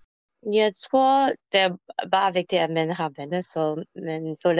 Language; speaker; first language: Danish; non-native, learner; English